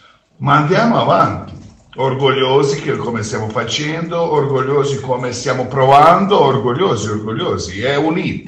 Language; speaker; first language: Italian; non-native, fluent; Croatian